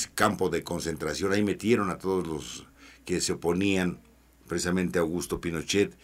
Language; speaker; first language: Spanish; native; Spanish